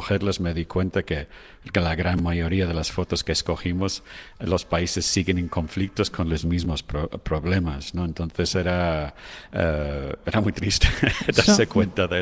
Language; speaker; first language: Spanish; non-native, fluent; English